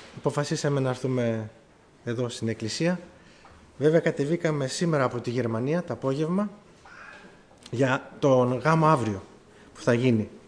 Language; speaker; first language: Greek; early bilingual, heritage; German